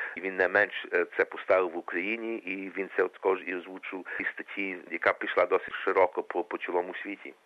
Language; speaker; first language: Ukrainian; early bilingual, heritage; Ukrainian